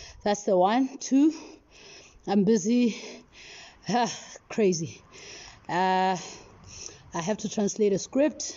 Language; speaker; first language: English; non-native, local second language; Northern Sotho